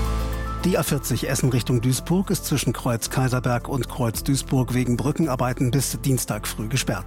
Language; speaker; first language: German; native; German